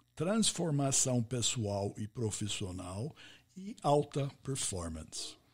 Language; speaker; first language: Portuguese; non-native, fluent; English